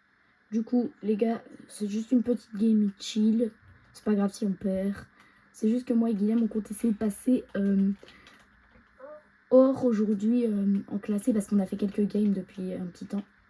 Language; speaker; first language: French; native; French